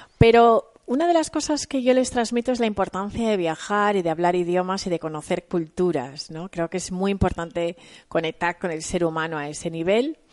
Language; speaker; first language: Spanish; native; Spanish